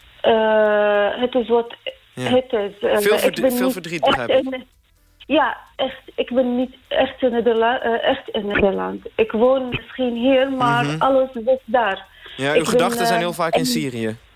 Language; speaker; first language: Dutch; non-native, learner; Arabic